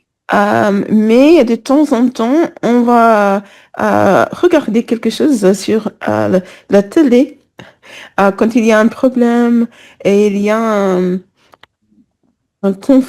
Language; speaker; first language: French; non-native, fluent; English